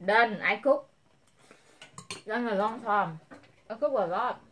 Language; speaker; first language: English; non-native, learner; Vietnamese